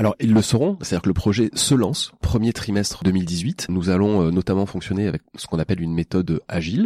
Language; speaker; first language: French; native; French